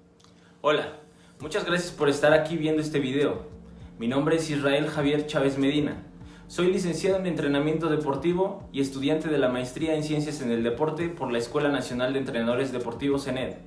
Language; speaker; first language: Spanish; native; Spanish